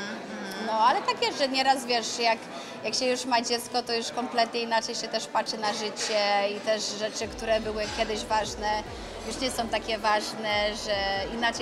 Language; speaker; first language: Polish; early bilingual, other home language; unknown